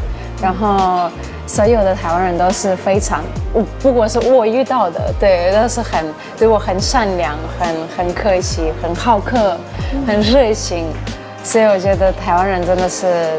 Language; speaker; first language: Chinese; non-native, fluent; Russian